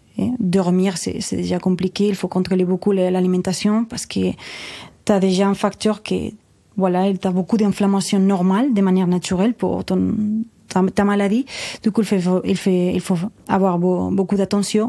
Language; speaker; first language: French; non-native, fluent; Spanish